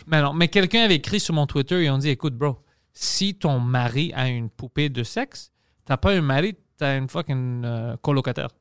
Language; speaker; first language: French; non-native, fluent; Greek